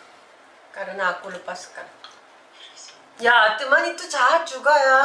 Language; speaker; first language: Indonesian; non-native, learner; Korean